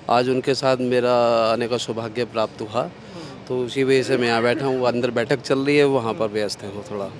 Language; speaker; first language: Hindi; native; Hindi